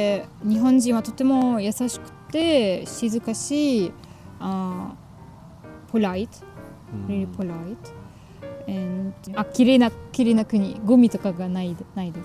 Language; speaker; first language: Japanese; non-native, learner; German